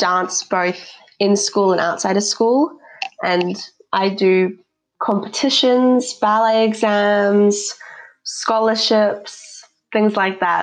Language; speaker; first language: English; native; English